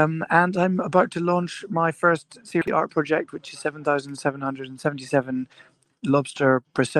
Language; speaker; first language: English; native; English